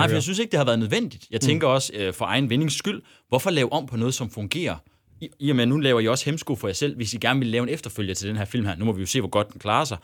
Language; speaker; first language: Danish; native; Danish